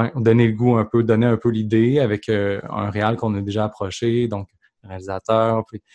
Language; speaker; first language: French; native; French